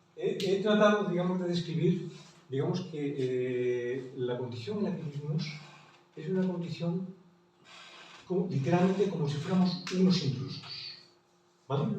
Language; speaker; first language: Spanish; native; Spanish